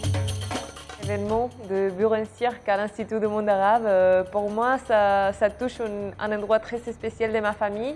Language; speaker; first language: French; non-native, fluent; Spanish